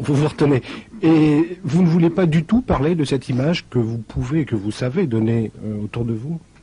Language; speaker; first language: French; native; French